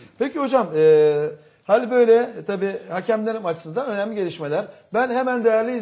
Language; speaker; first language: Turkish; native; Turkish